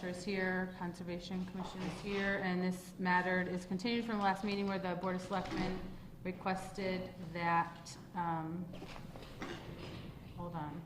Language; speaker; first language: English; native; English